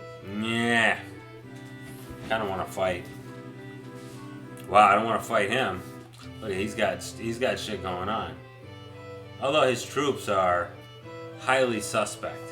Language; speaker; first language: English; native; English